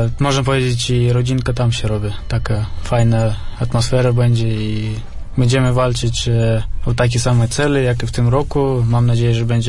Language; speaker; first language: Polish; non-native, fluent; Russian